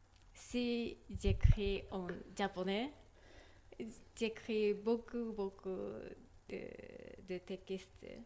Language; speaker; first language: French; non-native, learner; Japanese